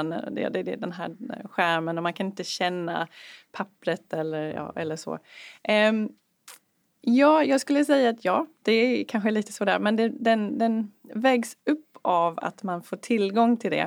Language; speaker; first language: Swedish; non-native, fluent; English